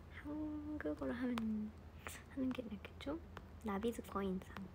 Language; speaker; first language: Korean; non-native, fluent; Japanese